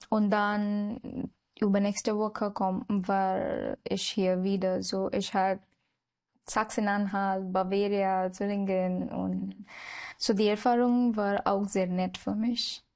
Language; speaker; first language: German; non-native, learner; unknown